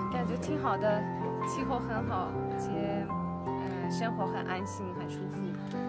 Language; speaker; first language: Chinese; non-native, fluent; Persian